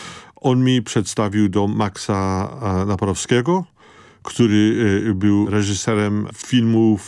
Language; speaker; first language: Polish; early bilingual, heritage; Polish